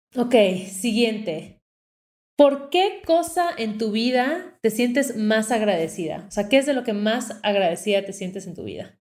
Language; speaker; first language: Spanish; native; Spanish